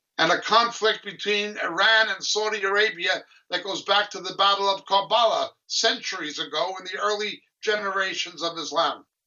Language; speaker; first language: English; native; English